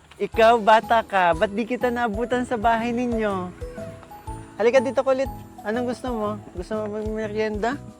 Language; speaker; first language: Filipino; native; Filipino